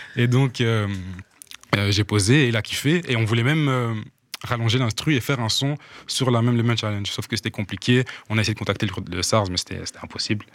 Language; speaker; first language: French; non-native, local second language; Rundi